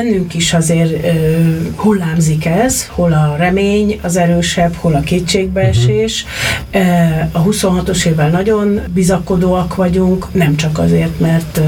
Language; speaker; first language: Hungarian; native; Hungarian